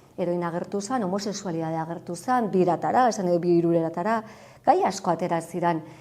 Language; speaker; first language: Basque; native; Basque